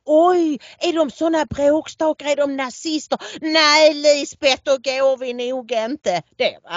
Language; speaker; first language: Swedish; native; Swedish